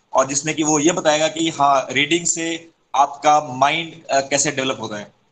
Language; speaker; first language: Hindi; native; Hindi